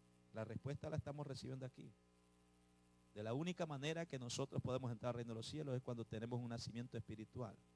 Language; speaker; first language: Spanish; native; Spanish